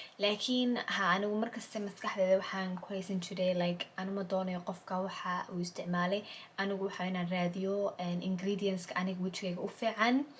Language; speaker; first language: Somali; early bilingual, heritage; Somali